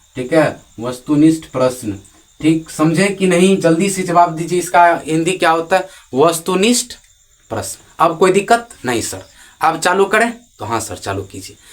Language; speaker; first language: Hindi; native; Hindi